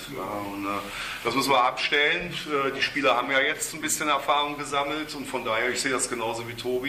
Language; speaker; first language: German; native; German